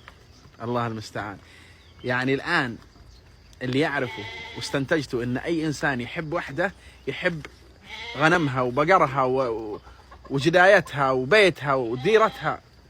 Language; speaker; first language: Arabic; native; Arabic